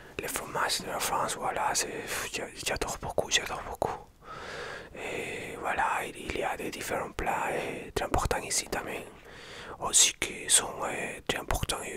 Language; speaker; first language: French; non-native, learner; Spanish